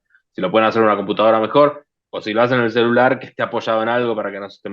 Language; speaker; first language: Spanish; native; Spanish